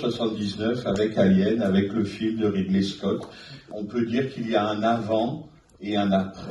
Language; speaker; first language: French; native; French